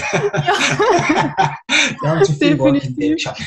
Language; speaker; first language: German; native; German